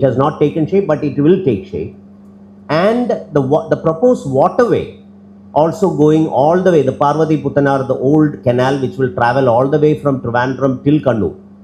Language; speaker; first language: English; non-native, local second language; Malayalam